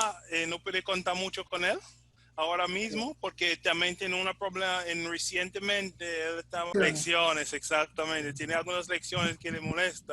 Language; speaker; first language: Spanish; non-native, fluent; English